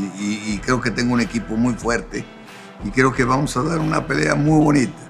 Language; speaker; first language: Spanish; native; Spanish